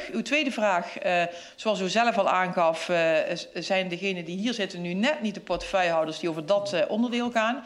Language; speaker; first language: Dutch; native; Dutch